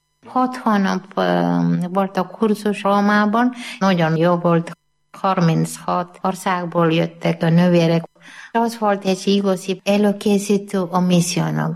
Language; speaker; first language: Hungarian; non-native, learner; Malayalam